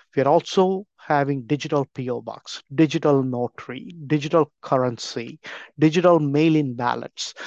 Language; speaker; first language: English; non-native, local second language; Tamil